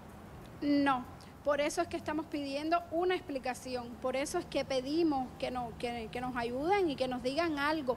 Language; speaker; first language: Spanish; native; Spanish